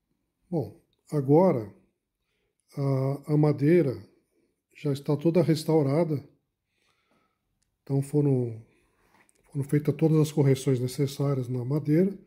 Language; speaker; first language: Portuguese; native; Portuguese